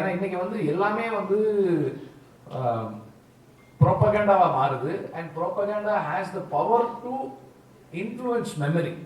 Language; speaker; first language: Tamil; native; Tamil